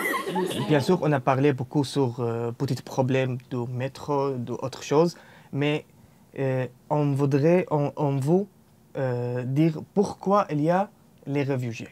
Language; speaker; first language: French; non-native, learner; Arabic